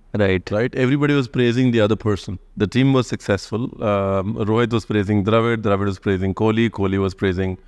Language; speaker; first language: Hindi; native; Hindi